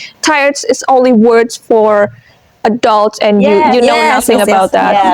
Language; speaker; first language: English; non-native, fluent; Indonesian